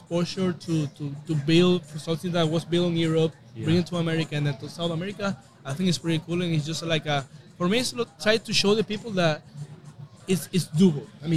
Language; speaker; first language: English; non-native, fluent; Spanish